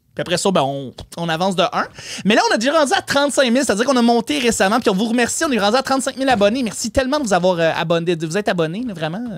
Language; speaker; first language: French; native; French